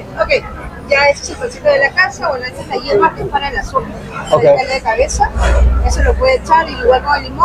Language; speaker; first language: Spanish; native; Spanish